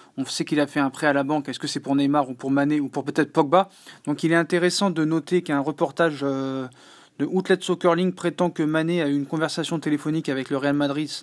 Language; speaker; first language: French; native; French